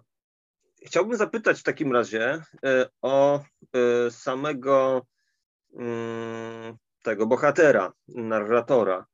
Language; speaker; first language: Polish; native; Polish